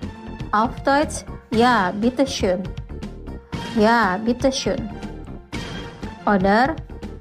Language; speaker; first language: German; non-native, fluent; Indonesian